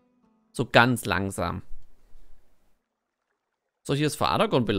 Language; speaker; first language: German; native; German